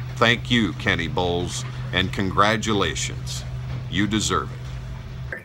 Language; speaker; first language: English; native; English